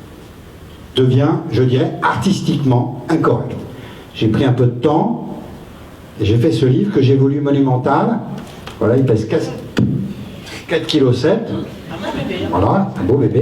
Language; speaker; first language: French; native; French